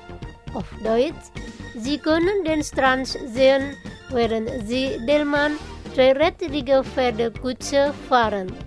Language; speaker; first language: German; non-native, fluent; Indonesian